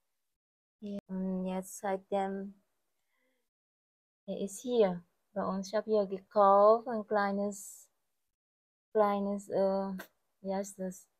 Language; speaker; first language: German; non-native, learner; Filipino